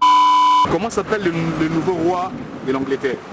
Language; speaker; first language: French; non-native, local second language; Lingala